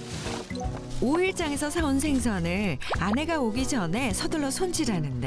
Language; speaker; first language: Korean; native; Korean